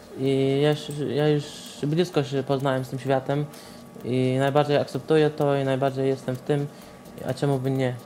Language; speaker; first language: Polish; non-native, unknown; Azerbaijani